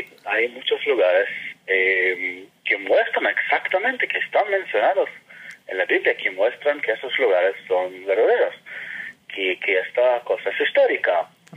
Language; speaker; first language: Spanish; non-native, fluent; Hebrew